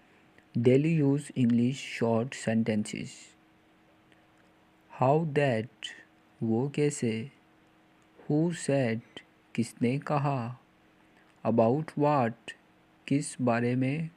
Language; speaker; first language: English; non-native, local second language; Urdu